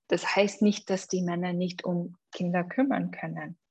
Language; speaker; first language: German; non-native, fluent; English